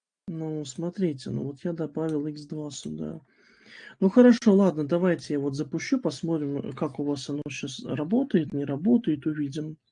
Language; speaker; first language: Russian; native; Russian